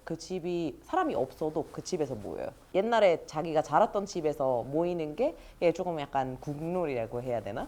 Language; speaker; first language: Korean; non-native, fluent; Arabic